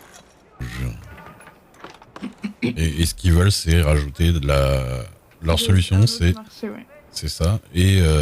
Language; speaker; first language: French; native; French